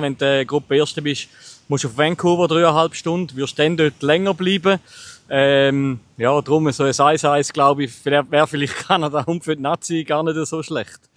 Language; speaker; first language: German; native; German